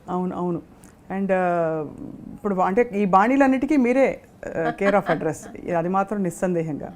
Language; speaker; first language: Telugu; native; Telugu